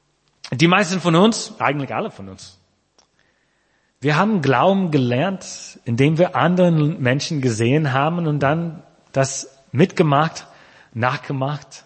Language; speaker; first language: German; non-native, fluent; English